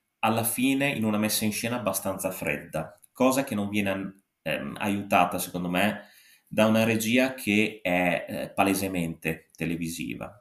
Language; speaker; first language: Italian; native; Italian